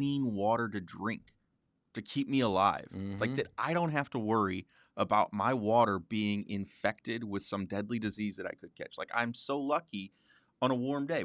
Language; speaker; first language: English; native; English